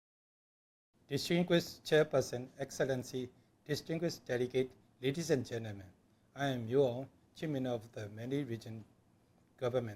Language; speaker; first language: English; non-native, local second language; Burmese